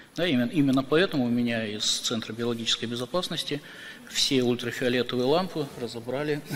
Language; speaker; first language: Russian; native; Russian